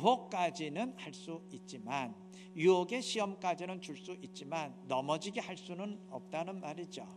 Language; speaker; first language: Korean; native; Korean